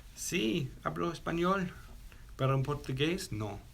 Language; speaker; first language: Spanish; non-native, fluent; English